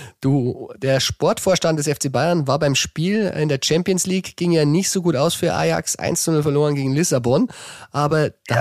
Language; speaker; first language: German; native; German